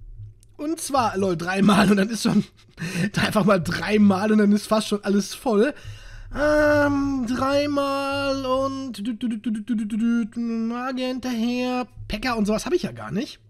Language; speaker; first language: German; native; German